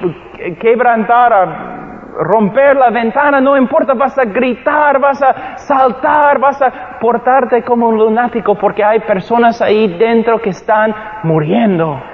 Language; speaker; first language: Spanish; non-native, fluent; English